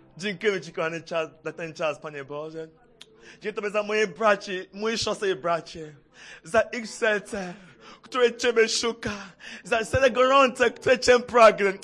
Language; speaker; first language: Polish; non-native, fluent; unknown